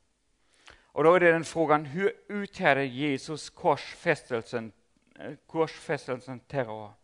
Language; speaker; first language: Swedish; non-native, fluent; German